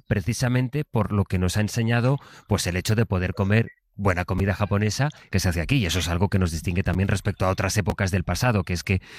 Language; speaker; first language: Spanish; native; Spanish